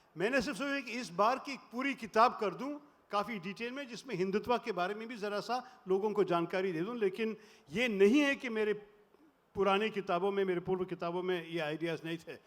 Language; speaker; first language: Hindi; non-native, local second language; Malayalam